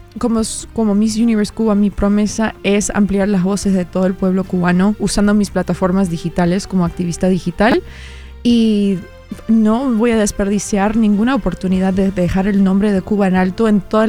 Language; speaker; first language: Spanish; early bilingual, heritage; Spanish